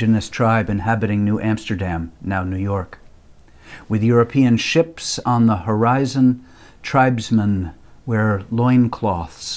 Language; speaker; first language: English; native; English